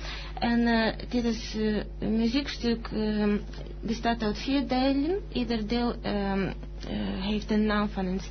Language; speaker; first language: Dutch; non-native, fluent; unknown